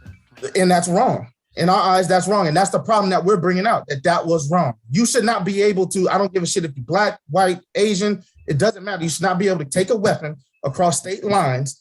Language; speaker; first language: English; native; English